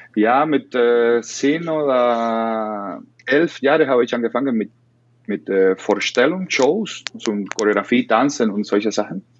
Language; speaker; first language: German; non-native, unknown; Spanish